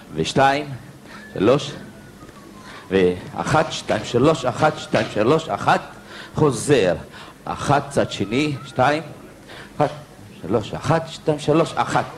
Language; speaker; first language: Hebrew; native; Hebrew